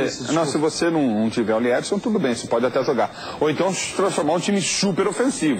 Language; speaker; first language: Portuguese; native; Portuguese